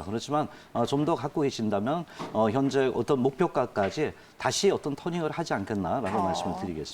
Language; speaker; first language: Korean; native; Korean